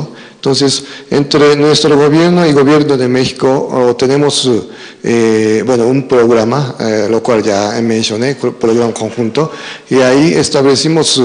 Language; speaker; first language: Spanish; non-native, fluent; Japanese